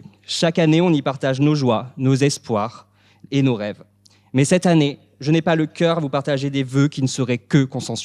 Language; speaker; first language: French; native; French